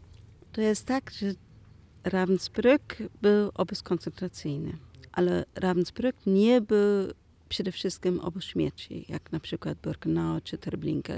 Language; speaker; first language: Polish; non-native, learner; German